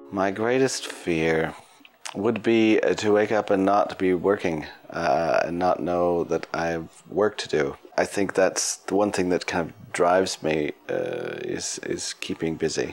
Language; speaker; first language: English; native; English